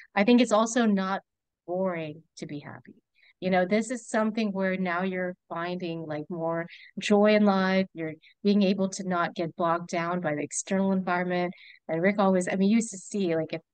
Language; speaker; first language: English; native; English